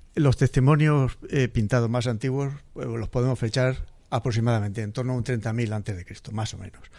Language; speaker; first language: Spanish; native; Spanish